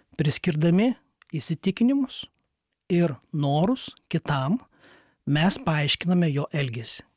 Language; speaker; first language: Lithuanian; native; Lithuanian